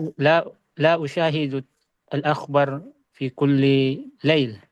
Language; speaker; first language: Arabic; non-native, learner; Indonesian